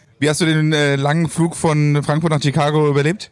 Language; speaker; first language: German; native; German